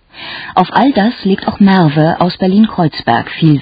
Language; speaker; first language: German; native; German